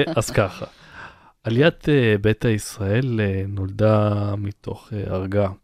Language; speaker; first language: Hebrew; native; Hebrew